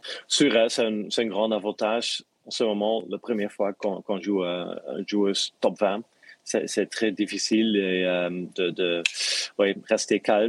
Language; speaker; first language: French; non-native, local second language; Dutch